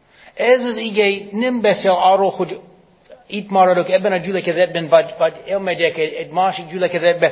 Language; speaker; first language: Hungarian; non-native, fluent; English